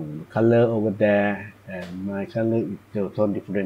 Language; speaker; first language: English; non-native, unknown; Thai